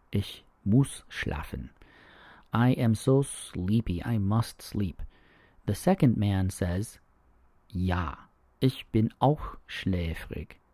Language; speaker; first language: German; non-native, fluent; English